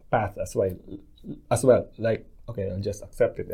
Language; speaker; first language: English; non-native, local second language; Filipino